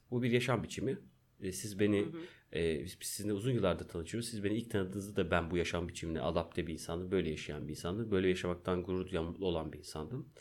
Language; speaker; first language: Turkish; native; Turkish